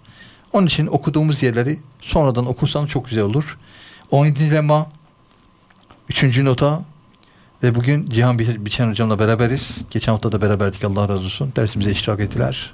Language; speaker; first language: Turkish; native; Turkish